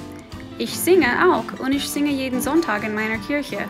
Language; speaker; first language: German; non-native, fluent; English